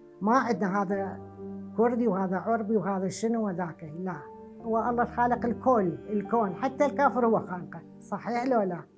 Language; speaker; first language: Arabic; non-native, local second language; Southern Kurdish